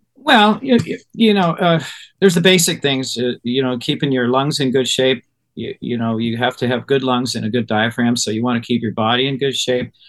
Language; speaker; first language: English; native; English